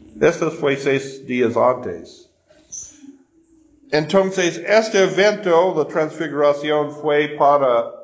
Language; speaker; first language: Spanish; non-native, fluent; English